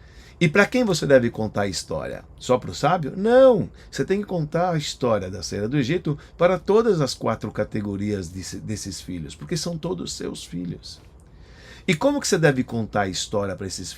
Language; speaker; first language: Portuguese; native; Portuguese